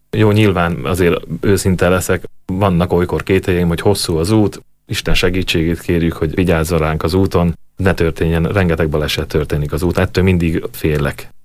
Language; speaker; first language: Hungarian; native; Hungarian